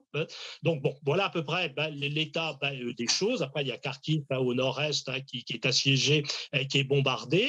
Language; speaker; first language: French; native; French